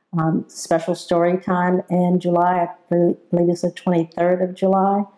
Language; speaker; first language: English; native; English